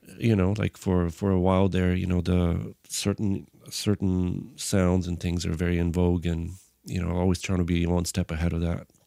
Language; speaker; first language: English; non-native, fluent; Bulgarian